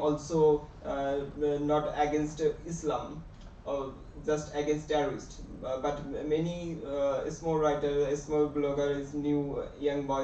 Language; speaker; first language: English; non-native, learner; Bangla